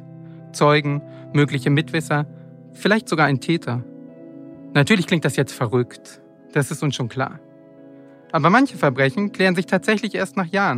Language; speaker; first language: German; native; German